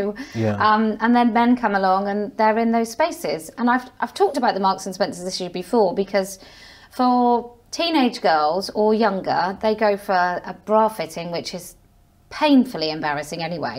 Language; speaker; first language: English; native; English